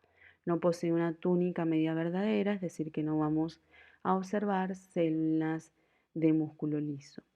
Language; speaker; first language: Spanish; native; Spanish